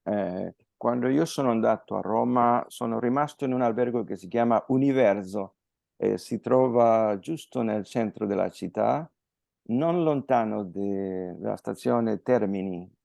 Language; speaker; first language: Italian; non-native, fluent; Spanish